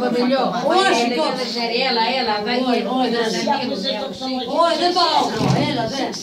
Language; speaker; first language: Greek; native; Greek